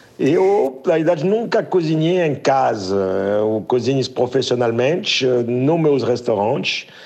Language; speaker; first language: Portuguese; non-native, fluent; French